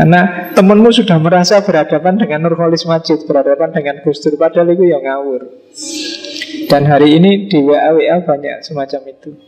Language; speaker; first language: Indonesian; native; Indonesian